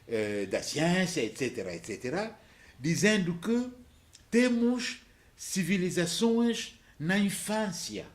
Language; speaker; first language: Portuguese; non-native, fluent; French